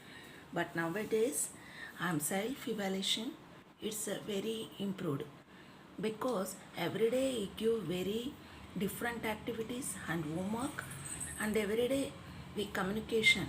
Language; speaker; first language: English; non-native, learner; Kannada